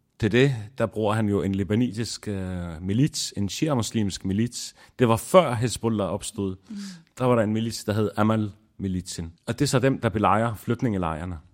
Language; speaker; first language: Danish; non-native, fluent; Arabic